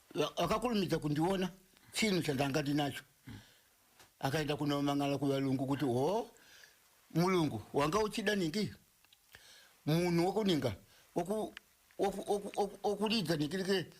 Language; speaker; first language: Shona; non-native, fluent; Nyanja